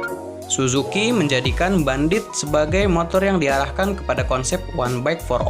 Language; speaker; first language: Indonesian; native; Indonesian